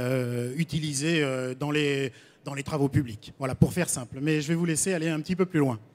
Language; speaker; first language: French; native; French